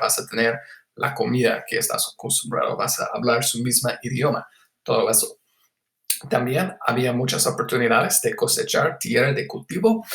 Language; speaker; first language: Spanish; non-native, fluent; English